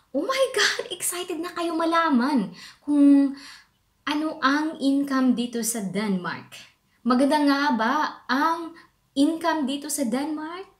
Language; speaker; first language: Filipino; native; Filipino